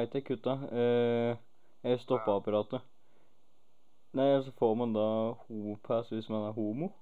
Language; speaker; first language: Norwegian; native; Norwegian